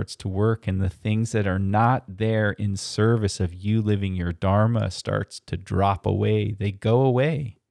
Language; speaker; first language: English; early bilingual, other home language; German